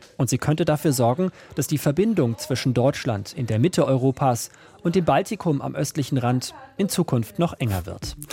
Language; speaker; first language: German; native; German